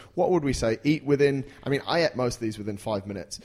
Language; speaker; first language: English; native; English